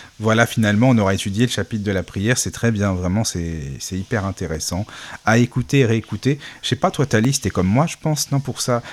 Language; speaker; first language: French; native; French